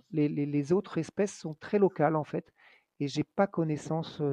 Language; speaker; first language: French; native; French